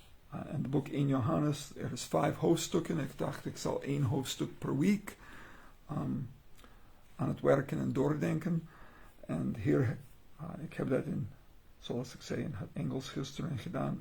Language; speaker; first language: Dutch; non-native, learner; English